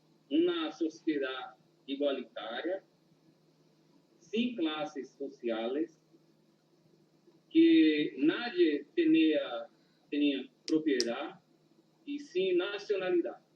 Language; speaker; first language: Spanish; non-native, learner; Portuguese